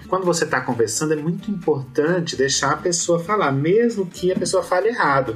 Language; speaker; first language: Portuguese; native; Portuguese